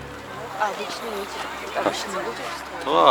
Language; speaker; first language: Russian; non-native, local second language; Yakut